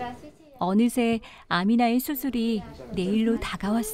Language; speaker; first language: Korean; native; Korean